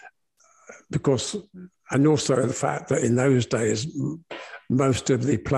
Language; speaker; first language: English; native; English